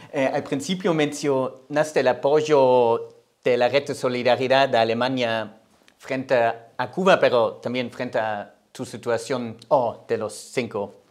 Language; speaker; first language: Spanish; non-native, fluent; German